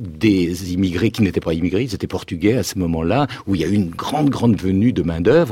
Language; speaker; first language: French; native; French